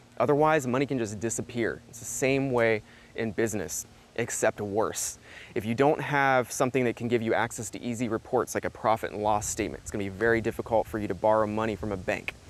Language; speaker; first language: English; native; English